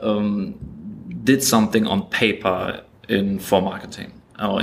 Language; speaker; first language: English; non-native, fluent; German